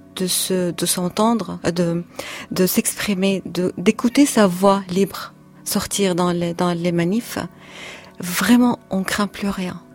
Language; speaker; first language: French; non-native, fluent; Arabic